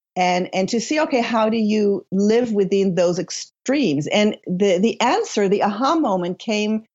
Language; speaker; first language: English; non-native, fluent; Hebrew